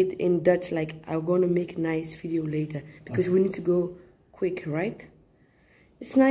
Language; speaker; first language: English; non-native, fluent; Dutch